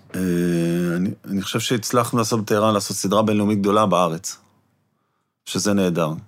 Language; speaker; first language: Hebrew; native; Hebrew